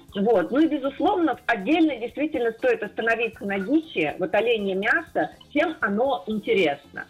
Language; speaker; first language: Russian; native; Russian